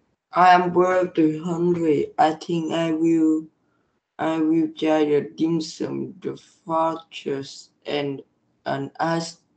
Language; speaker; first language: English; non-native, learner; Vietnamese